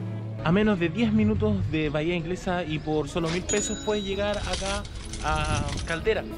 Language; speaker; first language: Spanish; native; Spanish